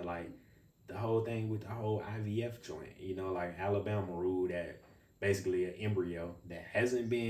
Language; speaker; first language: English; native; English